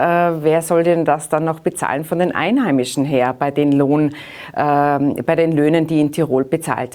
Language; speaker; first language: German; native; German